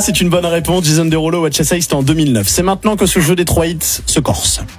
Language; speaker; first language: French; native; French